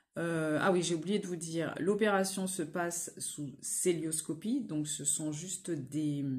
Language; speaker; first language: French; native; French